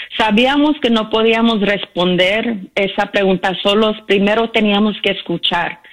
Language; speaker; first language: Spanish; early bilingual, heritage; Spanish